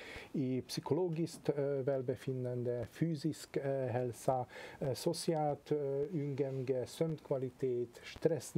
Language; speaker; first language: Swedish; non-native, fluent; Hungarian